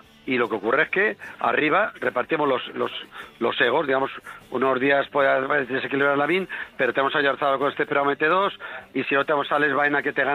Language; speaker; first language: Spanish; native; Spanish